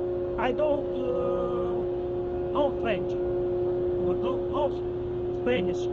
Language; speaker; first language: English; non-native, learner; Ukrainian